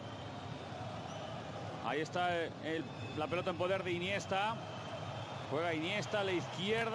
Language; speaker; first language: Spanish; native; Spanish